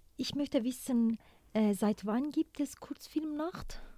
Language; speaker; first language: German; non-native, learner; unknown